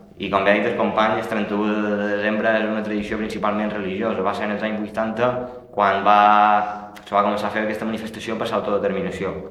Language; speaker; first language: Catalan; native; Catalan